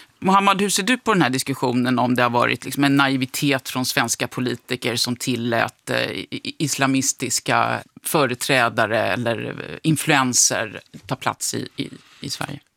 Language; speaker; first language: Swedish; native; Swedish